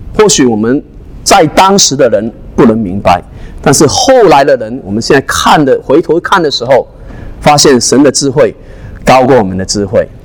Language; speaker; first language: Chinese; non-native, local second language; Cantonese